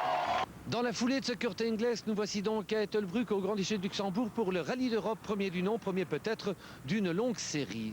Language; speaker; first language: French; native; French